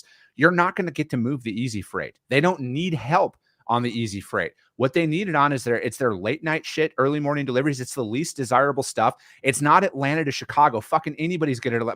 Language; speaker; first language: English; native; English